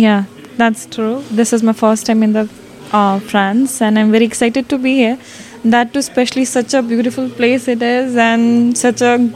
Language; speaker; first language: English; non-native, local second language; Hindi